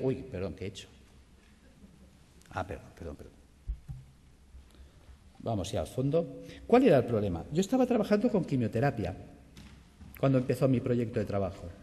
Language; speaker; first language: Spanish; native; Spanish